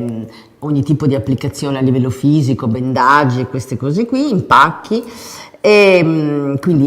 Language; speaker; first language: Italian; native; Italian